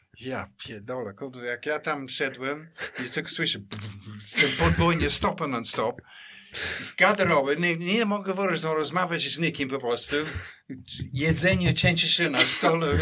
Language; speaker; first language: Polish; non-native, fluent; English